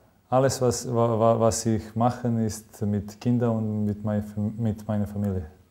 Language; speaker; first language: German; non-native, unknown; Serbian